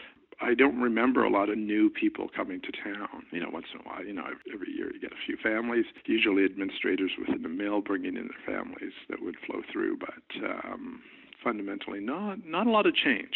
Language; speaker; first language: English; native; English